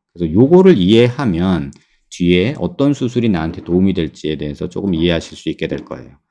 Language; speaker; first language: Korean; native; Korean